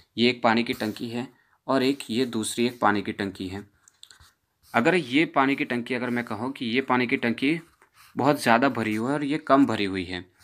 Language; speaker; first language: Hindi; non-native, local second language; Gujarati